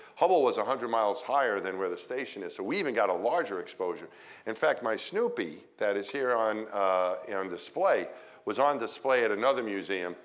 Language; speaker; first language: English; native; English